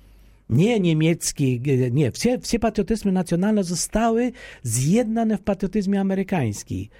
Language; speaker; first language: Polish; non-native, fluent; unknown